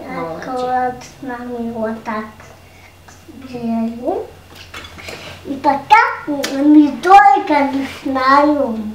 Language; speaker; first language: Russian; early bilingual, heritage; Russian